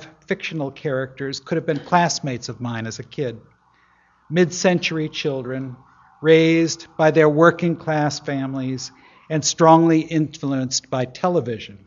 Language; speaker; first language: English; native; English